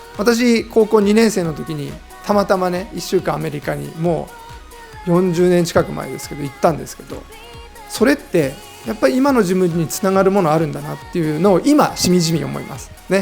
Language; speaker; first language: Japanese; native; Japanese